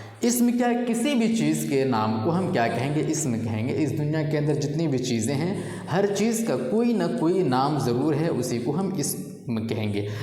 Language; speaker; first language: Urdu; native; Urdu